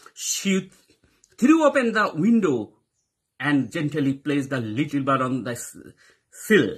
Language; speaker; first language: English; non-native, local second language; Bangla